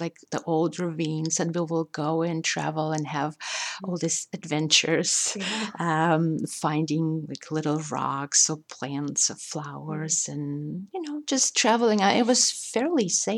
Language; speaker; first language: English; non-native, fluent; Russian